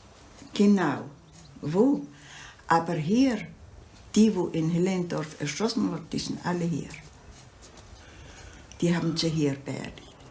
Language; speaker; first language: German; early bilingual, heritage; German